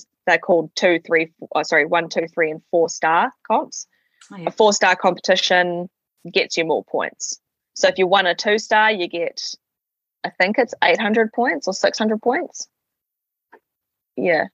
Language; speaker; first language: English; native; English